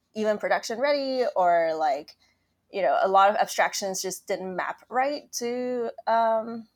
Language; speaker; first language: English; non-native, local second language; Cantonese